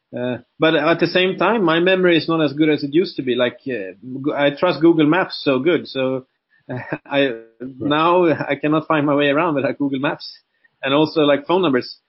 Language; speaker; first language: English; non-native, fluent; Swedish